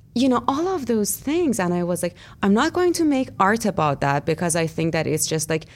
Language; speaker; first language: English; non-native, fluent; Persian